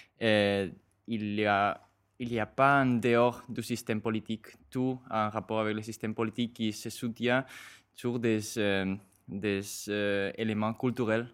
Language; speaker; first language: French; non-native, fluent; Spanish